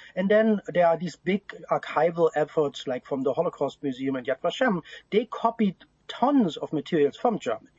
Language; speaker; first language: English; non-native, fluent; German